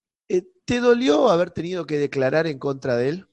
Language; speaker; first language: Spanish; native; Spanish